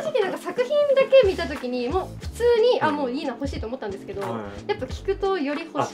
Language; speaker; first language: Japanese; native; Japanese